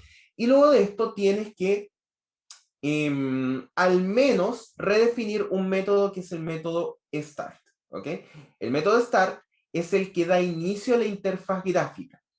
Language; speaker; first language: Spanish; native; Spanish